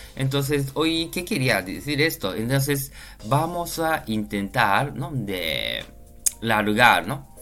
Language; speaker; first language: Spanish; non-native, learner; Japanese